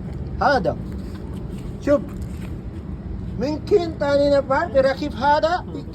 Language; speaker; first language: Arabic; non-native, learner; Filipino